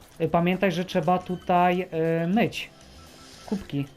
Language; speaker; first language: Polish; native; Polish